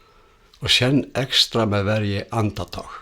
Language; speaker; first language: Swedish; non-native, fluent; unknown